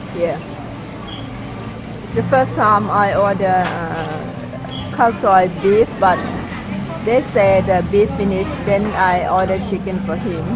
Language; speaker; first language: English; non-native, learner; Thai